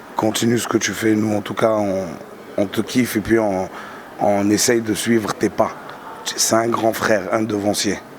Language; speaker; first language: French; non-native, local second language; Arabic